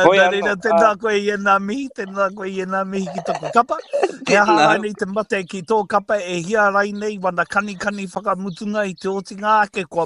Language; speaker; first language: Māori; non-native, local second language; English